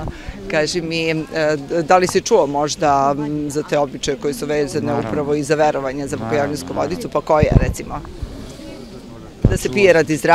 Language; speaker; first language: Serbian; native; Serbian